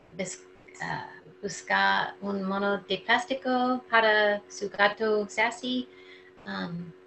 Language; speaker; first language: Spanish; non-native, learner; English